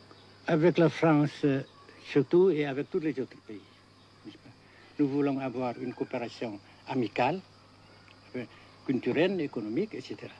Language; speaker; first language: French; non-native, fluent; Vietnamese